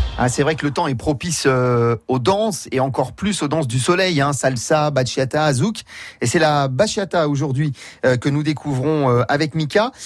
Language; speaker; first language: French; native; French